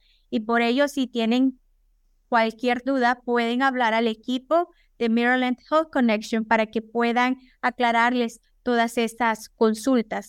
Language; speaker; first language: Spanish; native; Spanish